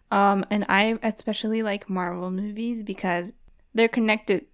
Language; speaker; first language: English; early bilingual, other home language; Japanese